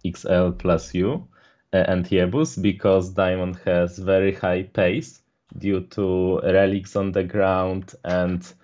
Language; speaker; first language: English; non-native, fluent; Polish